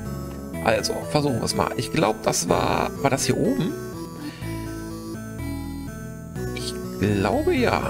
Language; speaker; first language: German; native; German